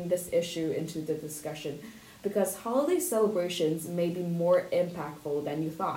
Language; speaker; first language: English; non-native, local second language; Cantonese